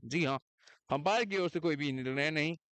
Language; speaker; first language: Hindi; native; Hindi